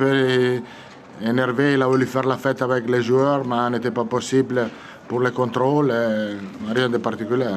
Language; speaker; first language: French; non-native, fluent; Italian